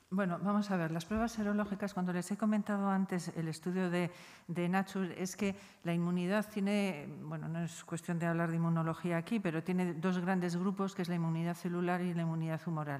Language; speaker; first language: Spanish; native; Spanish